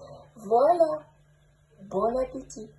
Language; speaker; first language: French; non-native, fluent; Russian